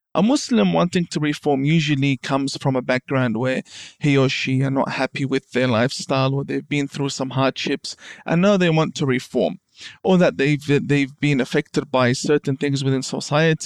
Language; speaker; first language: English; native; English